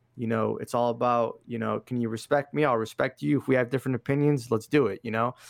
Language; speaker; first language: English; early bilingual, other home language; Arabic